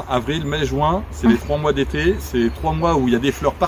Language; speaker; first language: French; native; French